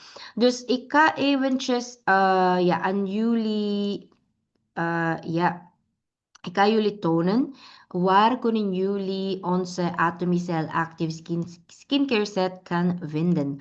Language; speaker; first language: Dutch; non-native, learner; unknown